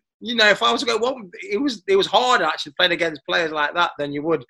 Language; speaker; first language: English; native; English